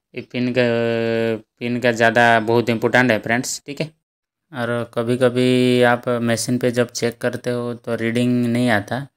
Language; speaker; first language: Hindi; native; Hindi